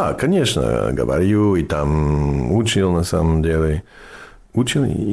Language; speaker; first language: Russian; non-native, fluent; English